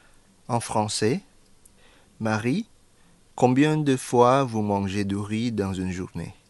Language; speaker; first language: French; non-native, fluent; Indonesian